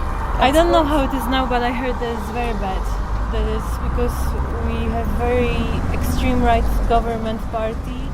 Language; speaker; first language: English; non-native, fluent; Polish